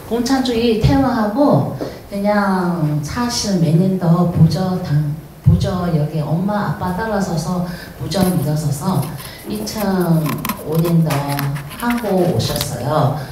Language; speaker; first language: Korean; non-native, learner; Chinese